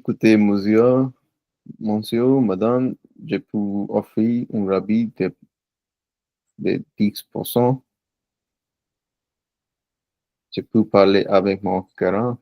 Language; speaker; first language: French; non-native, learner; Punjabi